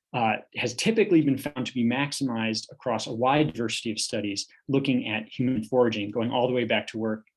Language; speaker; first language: English; native; English